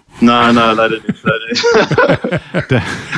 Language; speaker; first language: German; non-native, learner; English